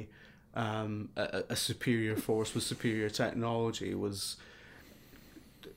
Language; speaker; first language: English; native; English